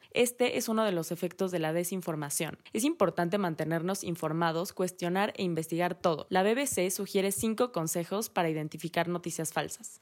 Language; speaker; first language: Spanish; native; Spanish